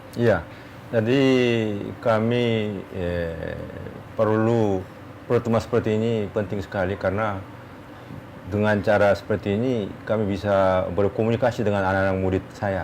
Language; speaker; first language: Indonesian; non-native, fluent; Korean